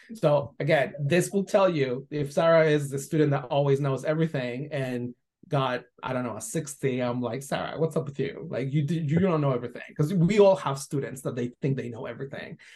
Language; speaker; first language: English; non-native, fluent; Spanish